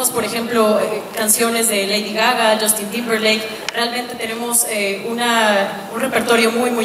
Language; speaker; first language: Spanish; native; Spanish